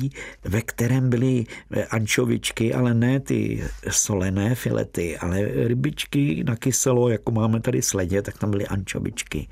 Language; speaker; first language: Czech; native; Czech